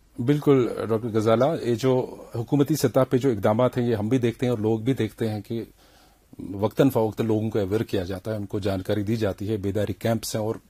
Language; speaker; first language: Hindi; non-native, local second language; Kashmiri